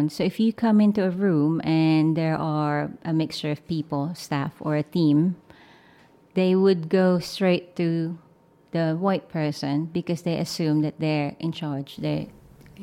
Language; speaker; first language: English; non-native, local second language; Filipino